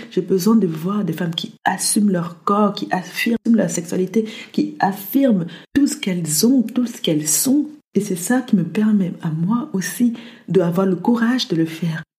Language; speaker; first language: French; early bilingual, other home language; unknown